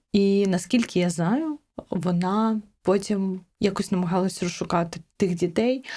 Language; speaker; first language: Ukrainian; non-native, local second language; Crimean Tatar